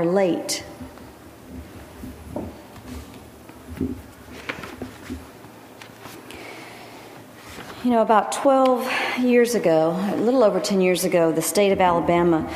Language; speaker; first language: English; native; English